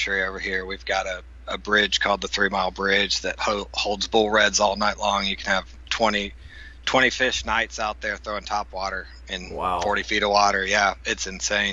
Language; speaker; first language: English; native; English